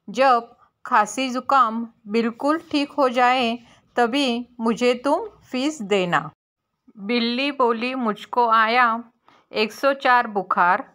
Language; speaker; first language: Hindi; non-native, local second language; Marathi